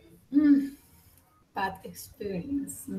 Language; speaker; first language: English; non-native, learner; Spanish